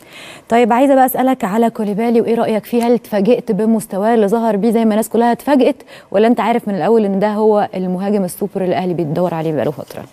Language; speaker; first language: Arabic; native; Arabic